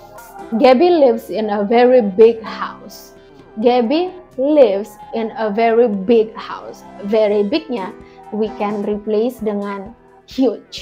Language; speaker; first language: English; non-native, fluent; Indonesian